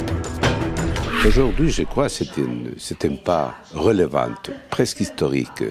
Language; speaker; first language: French; non-native, fluent; Spanish